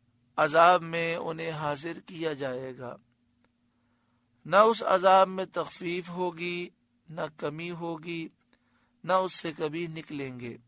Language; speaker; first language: Urdu; native; Urdu